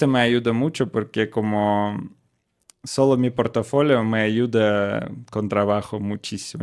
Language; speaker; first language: Spanish; non-native, learner; Russian